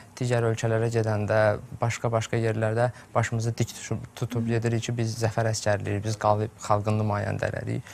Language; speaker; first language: Azerbaijani; native; Azerbaijani